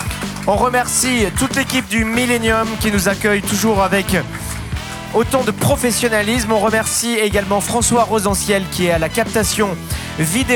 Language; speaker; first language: French; native; French